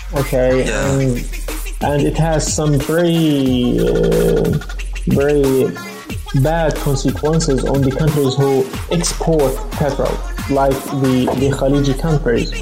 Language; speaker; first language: English; non-native, fluent; Arabic